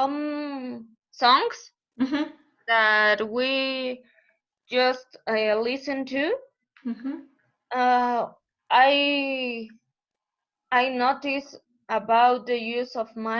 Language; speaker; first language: English; non-native, learner; Spanish